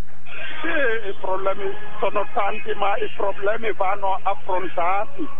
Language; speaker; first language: Italian; non-native, fluent; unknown